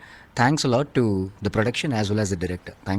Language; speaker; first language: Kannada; non-native, learner; Malayalam